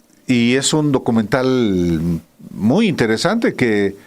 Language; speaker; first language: Spanish; native; Spanish